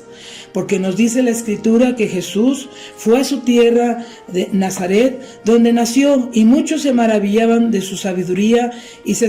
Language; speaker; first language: Spanish; native; Spanish